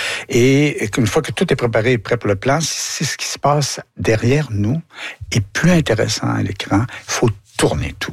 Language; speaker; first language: French; native; French